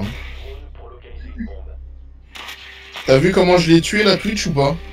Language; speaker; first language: French; native; French